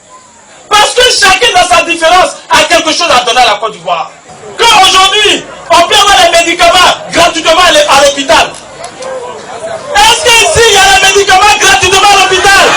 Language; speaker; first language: French; non-native, local second language; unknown